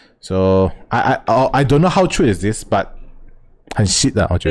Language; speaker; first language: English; non-native, local second language; Chinese